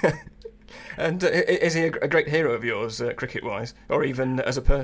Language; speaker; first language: English; native; English